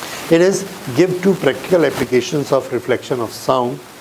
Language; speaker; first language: English; non-native, local second language; Hindi